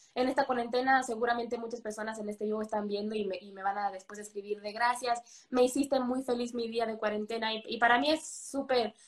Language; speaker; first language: Spanish; native; Spanish